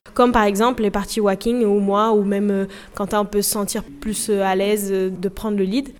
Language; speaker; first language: French; non-native, fluent; Portuguese